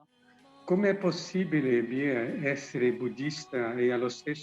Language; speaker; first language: Italian; native; Italian